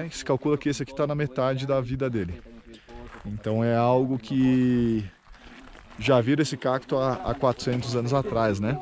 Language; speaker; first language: Portuguese; native; Portuguese